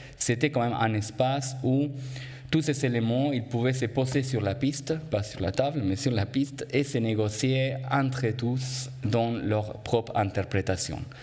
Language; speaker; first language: French; non-native, fluent; Spanish